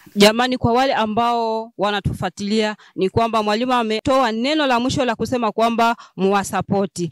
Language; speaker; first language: Swahili; native; Swahili